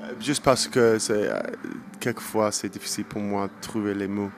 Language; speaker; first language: French; non-native, learner; English